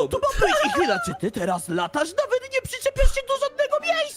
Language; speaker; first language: Polish; native; Polish